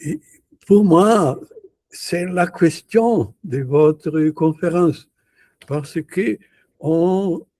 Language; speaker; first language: French; non-native, learner; Portuguese